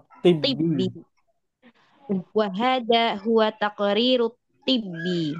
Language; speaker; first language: Arabic; non-native, learner; Indonesian